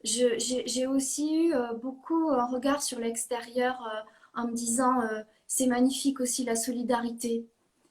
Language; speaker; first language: French; native; French